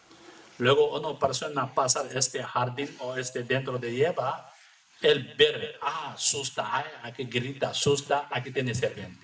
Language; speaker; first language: Spanish; non-native, learner; Tibetan